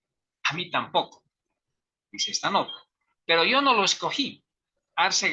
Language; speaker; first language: Spanish; native; Spanish